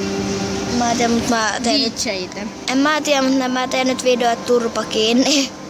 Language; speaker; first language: Finnish; native; Finnish